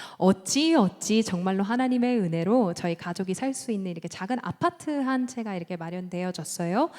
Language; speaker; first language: Korean; early bilingual, heritage; Korean